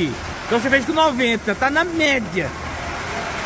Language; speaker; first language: Portuguese; native; Portuguese